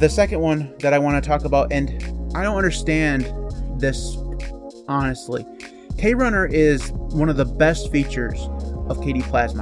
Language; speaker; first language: English; native; English